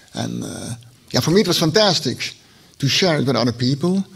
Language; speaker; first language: English; non-native, fluent; Dutch